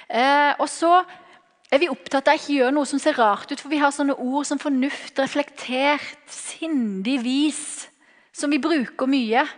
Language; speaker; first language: Norwegian; native; Norwegian